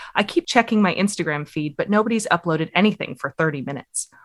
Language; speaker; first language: English; native; English